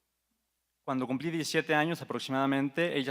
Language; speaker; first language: Spanish; native; Spanish